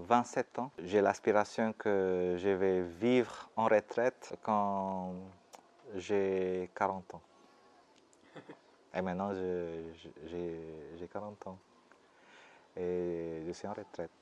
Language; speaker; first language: French; non-native, fluent; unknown